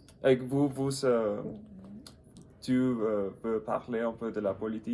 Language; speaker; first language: French; non-native, learner; English